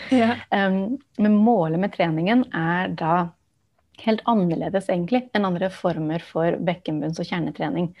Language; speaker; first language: Norwegian; non-native, fluent; English